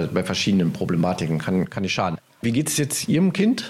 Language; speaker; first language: German; native; German